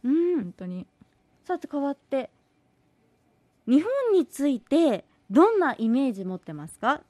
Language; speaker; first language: Japanese; native; Japanese